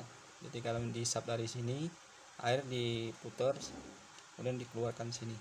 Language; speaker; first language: Indonesian; native; Indonesian